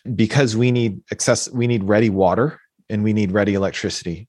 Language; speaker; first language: English; native; English